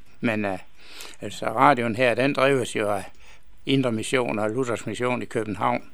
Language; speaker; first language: Danish; native; Danish